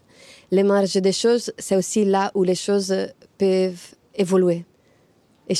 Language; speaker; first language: French; non-native, fluent; Italian